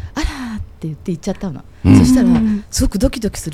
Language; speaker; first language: Japanese; native; Japanese